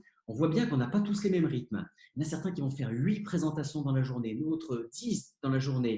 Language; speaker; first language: French; native; French